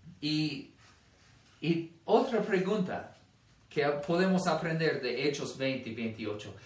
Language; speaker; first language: Spanish; non-native, fluent; English